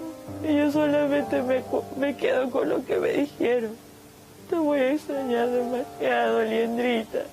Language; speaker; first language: Spanish; native; Spanish